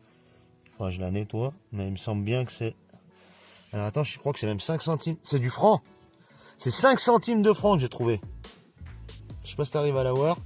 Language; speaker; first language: French; native; French